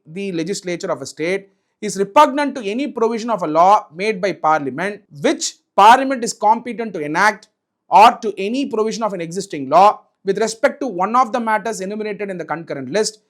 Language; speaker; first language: English; non-native, local second language; Tamil